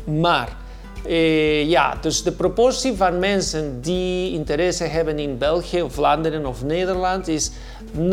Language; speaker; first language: Dutch; non-native, fluent; Spanish